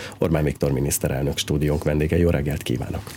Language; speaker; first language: Hungarian; native; Hungarian